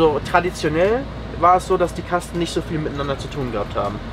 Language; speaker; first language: German; native; German